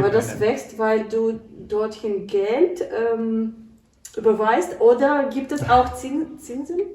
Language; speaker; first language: German; non-native, learner; Ukrainian